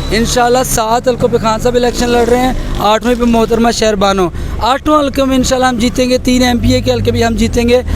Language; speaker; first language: Urdu; non-native, local second language; Punjabi